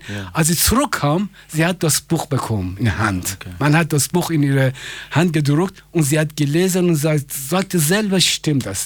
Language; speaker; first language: German; non-native, fluent; Persian